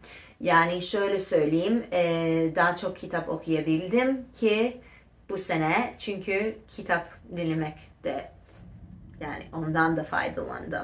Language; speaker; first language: Turkish; non-native, fluent; English